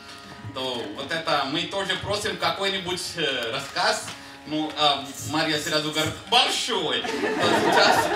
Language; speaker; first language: Russian; non-native, fluent; Hindi